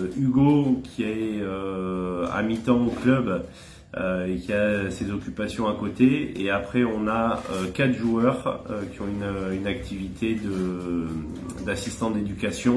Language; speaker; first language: French; native; French